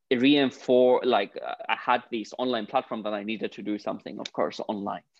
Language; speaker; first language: English; non-native, fluent; Greek